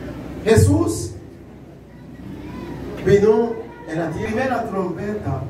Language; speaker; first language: Spanish; non-native, learner; Haitian Creole